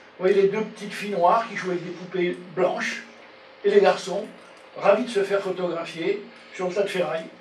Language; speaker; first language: French; native; French